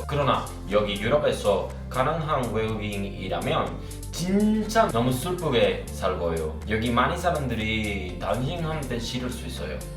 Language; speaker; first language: Korean; non-native, learner; Spanish